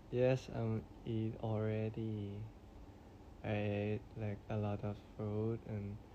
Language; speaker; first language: English; non-native, learner; Thai